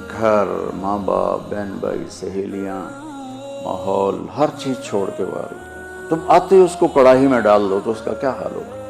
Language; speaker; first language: Urdu; non-native, local second language; Punjabi